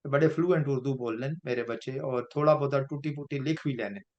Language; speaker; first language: Urdu; non-native, local second language; Pahari-Potwari